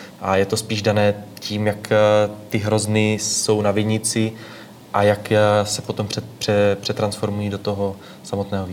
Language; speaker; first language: Czech; native; Czech